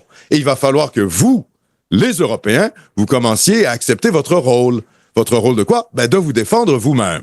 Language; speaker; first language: French; native; French